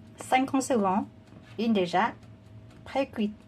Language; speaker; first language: French; non-native, fluent; Vietnamese